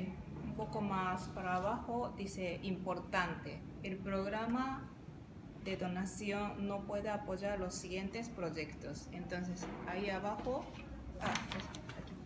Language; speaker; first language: Spanish; non-native, fluent; Japanese